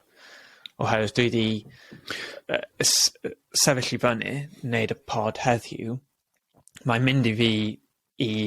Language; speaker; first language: Welsh; non-native, local second language; English